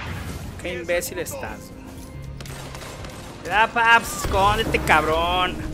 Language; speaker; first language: Spanish; native; Spanish